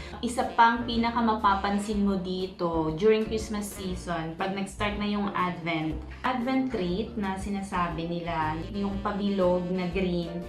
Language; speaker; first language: Filipino; non-native, local second language; Iloko